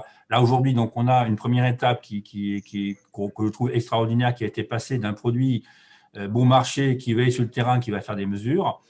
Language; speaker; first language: French; native; French